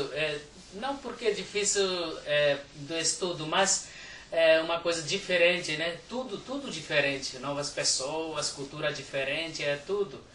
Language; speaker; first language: Portuguese; non-native, fluent; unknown